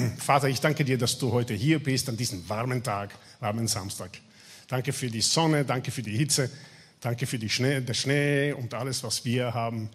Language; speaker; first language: German; non-native, fluent; Italian